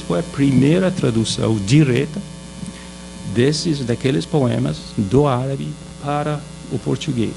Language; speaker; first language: Portuguese; non-native, fluent; Arabic